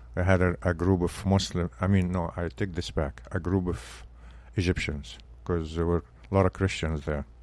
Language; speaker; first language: English; non-native, fluent; Arabic